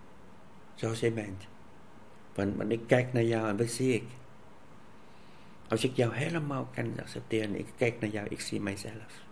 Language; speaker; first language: Dutch; non-native, fluent; Vietnamese